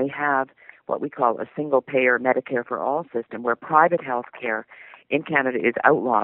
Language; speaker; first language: English; native; English